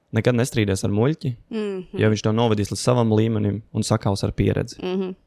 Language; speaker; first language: Latvian; native; Latvian